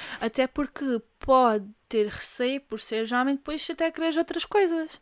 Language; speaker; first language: Portuguese; native; Portuguese